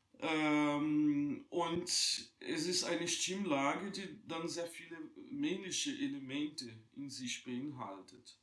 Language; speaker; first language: German; non-native, fluent; Portuguese